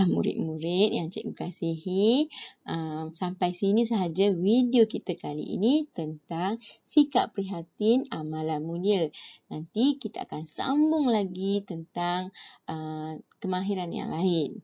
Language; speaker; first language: Malay; native; Malay